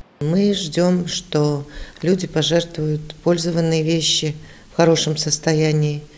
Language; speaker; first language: Russian; native; Russian